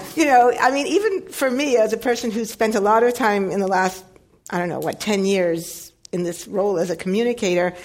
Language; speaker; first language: English; native; English